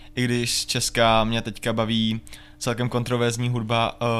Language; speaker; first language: Czech; native; Czech